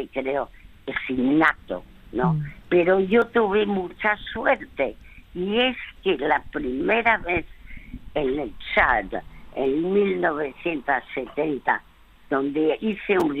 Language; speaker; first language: Spanish; early bilingual, other home language; French